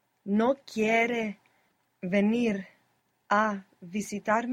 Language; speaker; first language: Spanish; non-native, learner; English